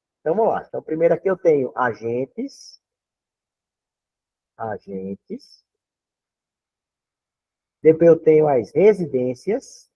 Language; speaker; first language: Portuguese; native; Portuguese